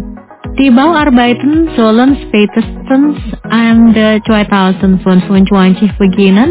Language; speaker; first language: German; non-native, fluent; Indonesian